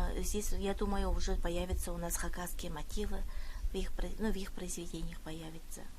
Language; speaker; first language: Russian; non-native, local second language; Yakut